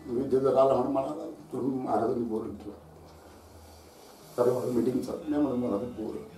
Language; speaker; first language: Marathi; native; Marathi